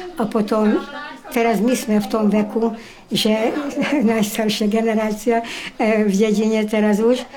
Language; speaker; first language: Slovak; early bilingual, heritage; Slovak